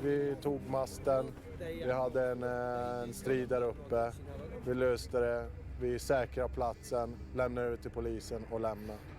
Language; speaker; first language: Swedish; native; Swedish